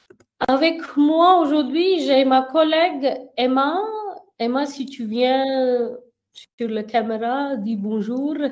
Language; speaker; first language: French; non-native, fluent; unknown